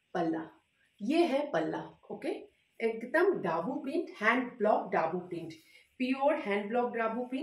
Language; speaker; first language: Hindi; non-native, local second language; Bangla